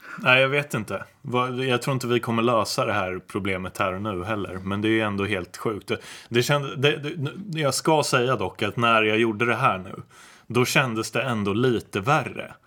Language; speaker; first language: Swedish; native; Swedish